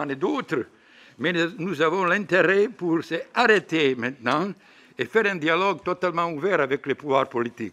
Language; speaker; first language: French; non-native, fluent; Bosnian